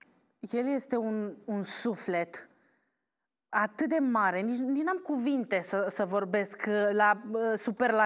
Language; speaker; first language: Romanian; native; Romanian